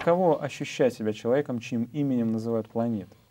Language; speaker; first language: Russian; native; Russian